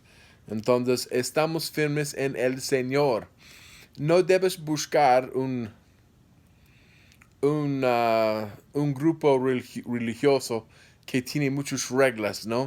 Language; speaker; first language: Spanish; non-native, fluent; English